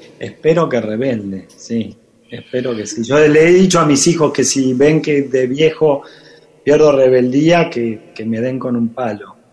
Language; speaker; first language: Spanish; native; Spanish